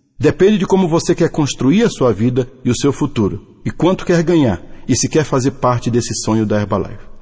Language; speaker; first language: Portuguese; native; Portuguese